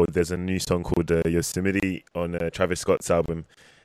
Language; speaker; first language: English; native; English